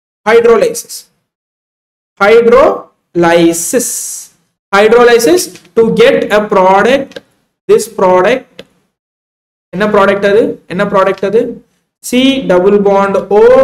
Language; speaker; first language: English; non-native, local second language; Tamil